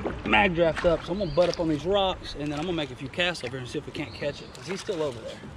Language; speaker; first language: English; native; English